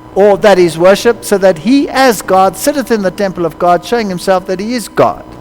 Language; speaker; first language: English; non-native, local second language; Afrikaans